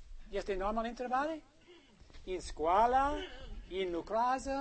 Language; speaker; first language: Romanian; non-native, learner; English